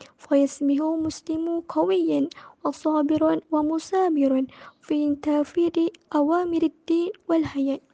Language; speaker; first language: Arabic; non-native, learner; Malay